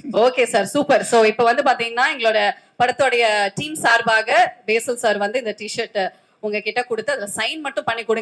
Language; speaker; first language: Tamil; native; Tamil